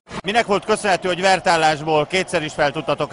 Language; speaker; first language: Hungarian; native; Hungarian